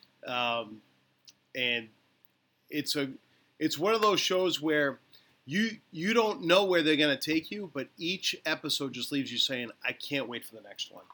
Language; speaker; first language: English; native; English